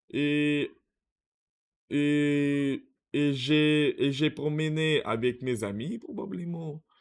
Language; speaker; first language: French; non-native, learner; Russian